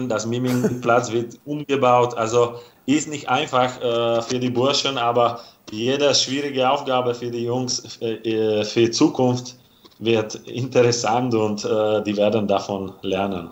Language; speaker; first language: German; non-native, fluent; Slovak